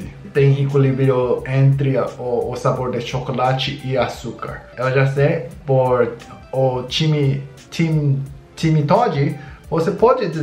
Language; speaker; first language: Portuguese; non-native, learner; English